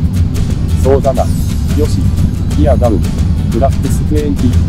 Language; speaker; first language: Japanese; native; Japanese